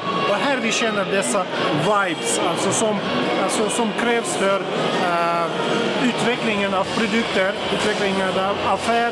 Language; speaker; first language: Swedish; non-native, fluent; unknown